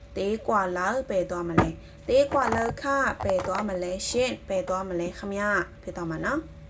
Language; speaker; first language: Burmese; non-native, local second language; Shan